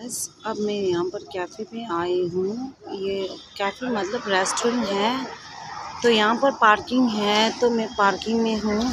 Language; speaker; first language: Hindi; non-native, local second language; Tibetan